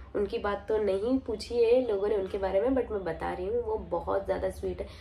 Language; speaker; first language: Hindi; non-native, local second language; Marwari